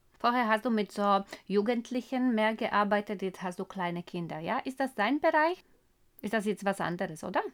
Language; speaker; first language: German; non-native, fluent; Slovak